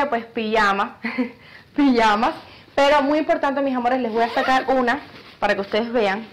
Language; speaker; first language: Spanish; native; Spanish